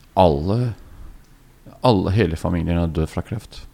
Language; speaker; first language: Norwegian; non-native, learner; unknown